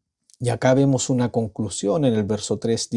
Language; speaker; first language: Spanish; native; Spanish